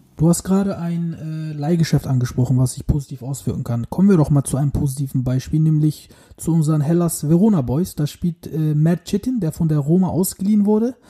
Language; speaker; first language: German; early bilingual, other home language; Turkish